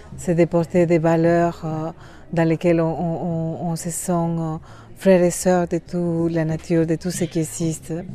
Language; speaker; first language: French; non-native, fluent; Spanish